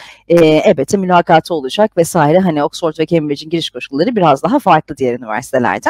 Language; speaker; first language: Turkish; native; Turkish